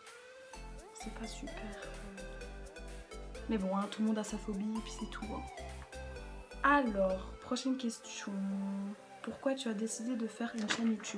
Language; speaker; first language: French; native; French